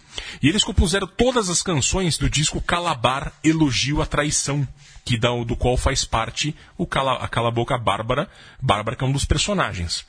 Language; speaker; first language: Portuguese; native; Portuguese